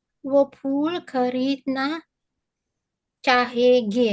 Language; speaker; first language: Hindi; non-native, learner; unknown